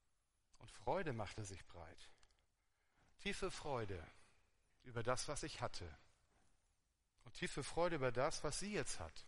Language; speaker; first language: German; native; German